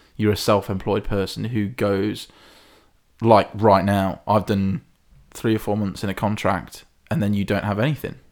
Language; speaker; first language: English; native; English